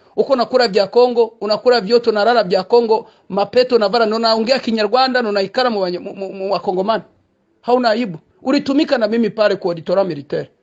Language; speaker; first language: Swahili; non-native, local second language; Kinyarwanda